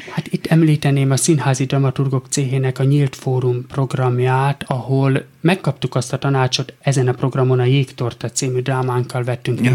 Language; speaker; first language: Hungarian; native; Hungarian